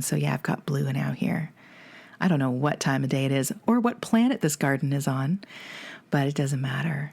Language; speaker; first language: English; native; English